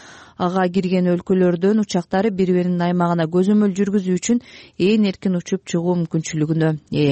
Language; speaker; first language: Kyrgyz; native; Kyrgyz